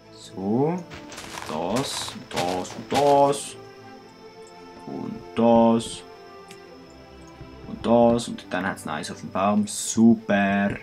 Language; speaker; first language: German; native; German